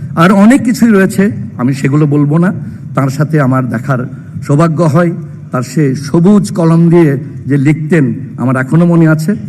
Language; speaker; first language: Bangla; non-native, local second language; Chakma